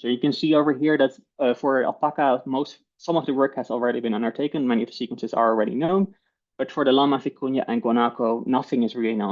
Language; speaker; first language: English; non-native, fluent; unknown